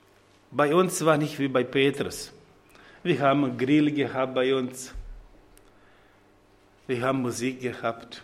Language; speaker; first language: German; non-native, fluent; Croatian